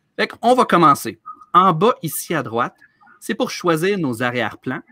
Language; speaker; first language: French; native; French